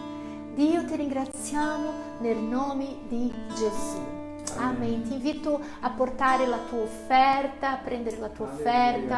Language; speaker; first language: Italian; non-native, fluent; Portuguese